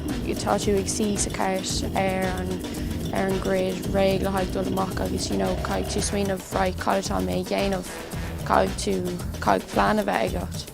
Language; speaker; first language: Irish; non-native, local second language; English